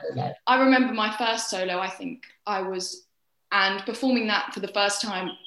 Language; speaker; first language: English; native; English